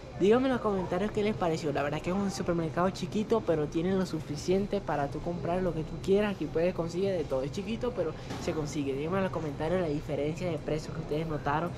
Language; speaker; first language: Spanish; native; Spanish